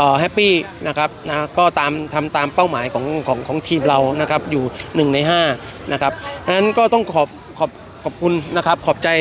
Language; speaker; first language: Thai; native; Thai